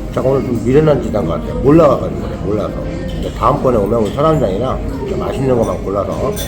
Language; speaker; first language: Korean; native; Korean